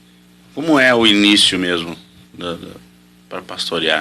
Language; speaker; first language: Portuguese; native; Portuguese